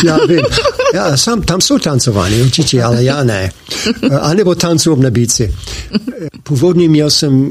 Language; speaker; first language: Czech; non-native, learner; English